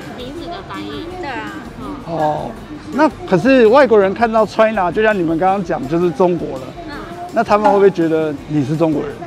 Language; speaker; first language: Chinese; native; Chinese